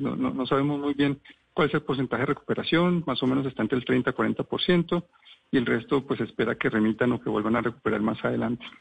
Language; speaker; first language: Spanish; native; Spanish